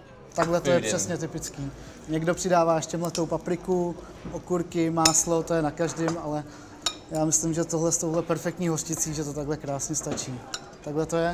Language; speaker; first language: Czech; native; Czech